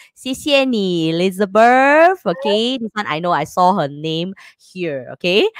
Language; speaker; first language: English; non-native, local second language; Chinese